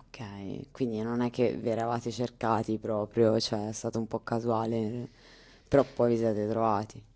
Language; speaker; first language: Italian; native; Italian